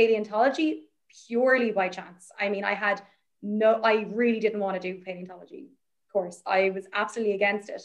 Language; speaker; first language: English; native; English